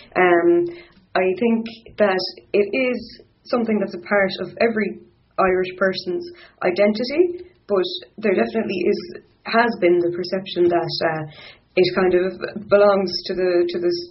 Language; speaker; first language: English; non-native, local second language; Irish